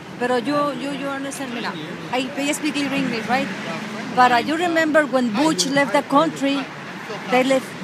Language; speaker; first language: English; non-native, learner; Spanish